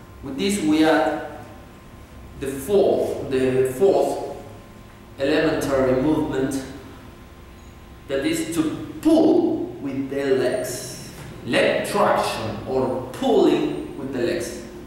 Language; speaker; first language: English; non-native, fluent; Spanish